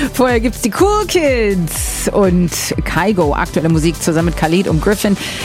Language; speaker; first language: German; native; German